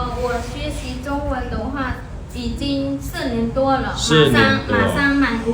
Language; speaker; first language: Chinese; non-native, local second language; Khmer